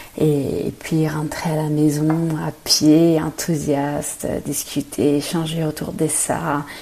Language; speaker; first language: French; non-native, fluent; Italian